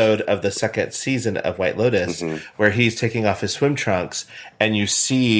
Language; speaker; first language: English; native; English